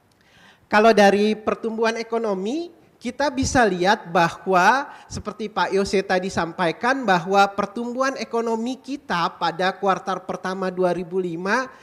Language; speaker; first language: Indonesian; native; Indonesian